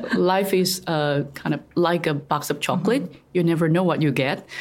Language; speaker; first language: English; non-native, fluent; Korean